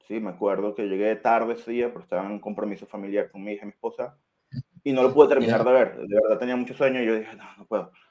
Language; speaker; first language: Spanish; native; Spanish